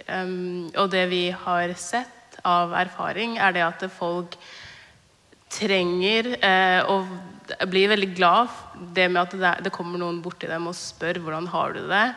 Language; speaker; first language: Norwegian; early bilingual, other home language; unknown